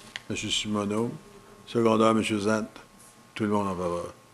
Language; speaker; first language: French; native; French